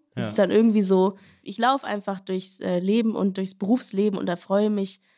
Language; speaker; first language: German; native; German